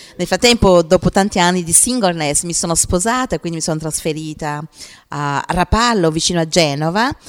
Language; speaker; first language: Italian; non-native, fluent; Portuguese